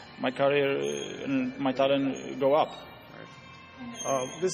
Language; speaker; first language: English; non-native, learner; Polish